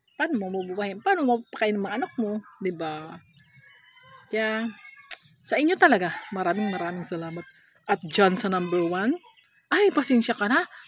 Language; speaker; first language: Filipino; non-native, local second language; Hiligaynon